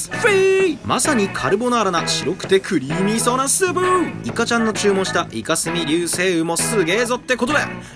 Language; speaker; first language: Japanese; native; Japanese